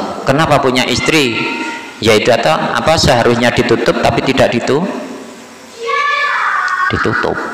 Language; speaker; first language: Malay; non-native, local second language; Javanese